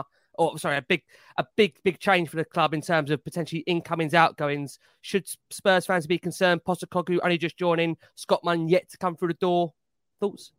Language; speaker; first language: English; native; English